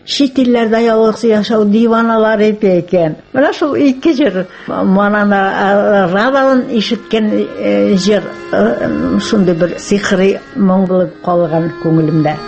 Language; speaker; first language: Tatar; native; Tatar